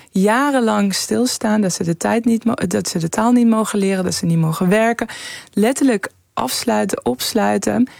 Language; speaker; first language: Dutch; early bilingual, other home language; Persian